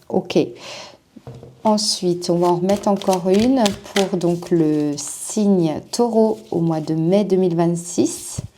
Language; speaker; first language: French; native; French